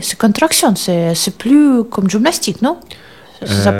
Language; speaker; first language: French; non-native, learner; Russian